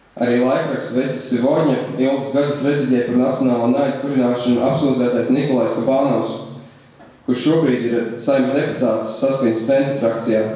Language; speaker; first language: Latvian; early bilingual, heritage; Latvian